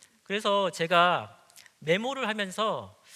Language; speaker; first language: Korean; native; Korean